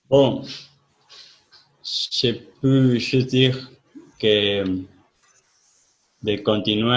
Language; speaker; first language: French; non-native, fluent; Spanish